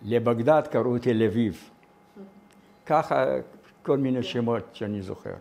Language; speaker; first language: Hebrew; non-native, fluent; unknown